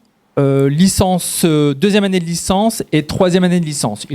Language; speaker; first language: French; native; French